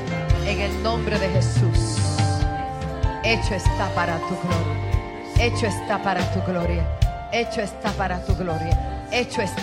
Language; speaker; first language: Spanish; native; Spanish